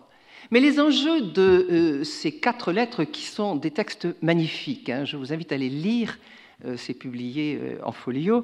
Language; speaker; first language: French; native; French